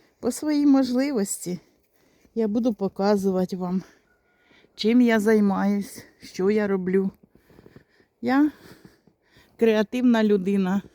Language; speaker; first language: Ukrainian; native; Ukrainian